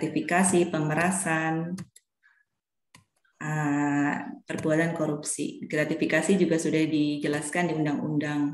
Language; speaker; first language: Indonesian; native; Indonesian